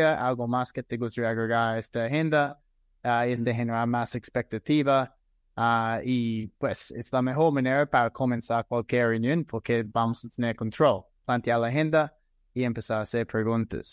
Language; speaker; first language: Spanish; non-native, fluent; English